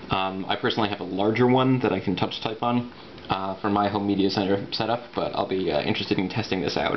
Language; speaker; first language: English; native; English